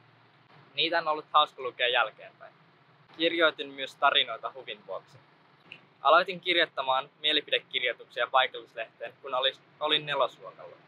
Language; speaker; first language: Finnish; early bilingual, other home language; Nepali